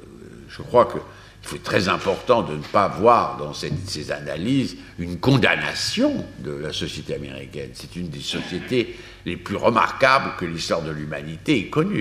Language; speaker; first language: French; native; French